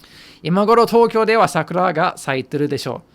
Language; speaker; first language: Japanese; non-native, fluent; English